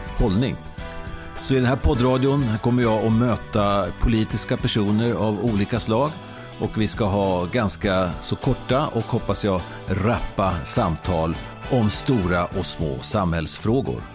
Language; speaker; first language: Swedish; native; Swedish